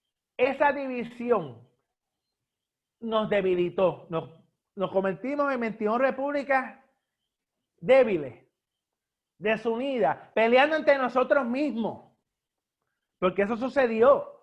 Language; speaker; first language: Spanish; native; Spanish